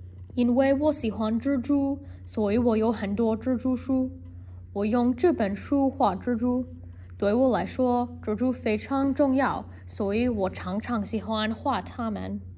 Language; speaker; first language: Chinese; non-native, learner; English